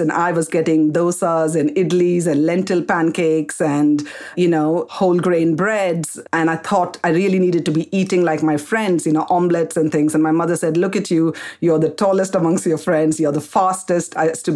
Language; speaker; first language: English; non-native, local second language; Kannada